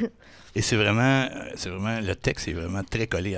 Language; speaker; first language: French; native; French